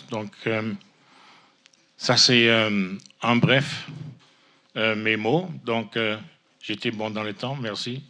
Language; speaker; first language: French; non-native, fluent; German